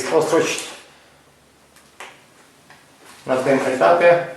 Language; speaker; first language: Polish; non-native, fluent; Ukrainian